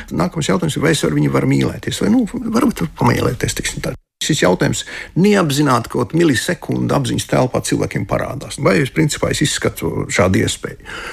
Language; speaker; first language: Latvian; non-native, local second language; Russian